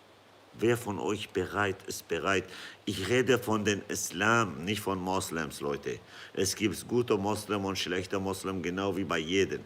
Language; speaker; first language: German; non-native, fluent; Kurdish